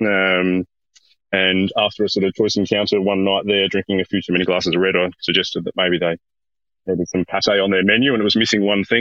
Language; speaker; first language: English; native; English